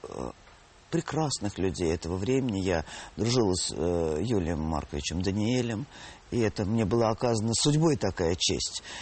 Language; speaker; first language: Russian; native; Russian